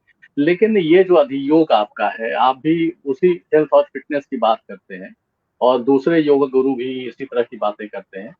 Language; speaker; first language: Hindi; native; Hindi